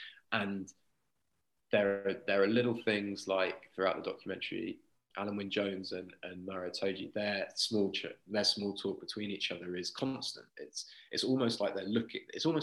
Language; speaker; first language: English; native; English